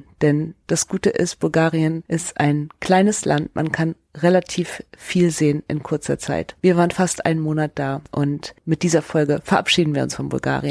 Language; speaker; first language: German; native; German